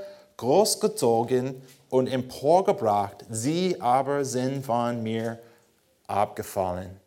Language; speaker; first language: German; non-native, fluent; English